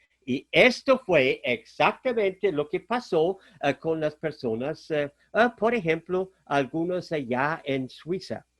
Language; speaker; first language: Spanish; non-native, fluent; German